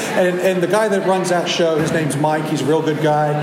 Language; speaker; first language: English; native; English